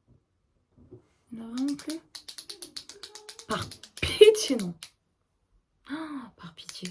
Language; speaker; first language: French; native; French